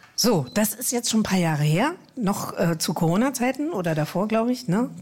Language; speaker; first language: German; native; German